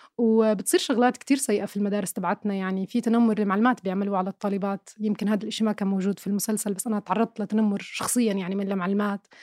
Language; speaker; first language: Arabic; native; Arabic